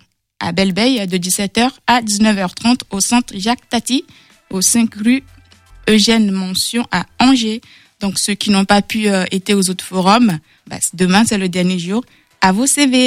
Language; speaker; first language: French; native; French